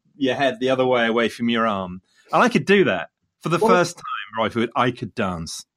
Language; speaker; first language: English; native; English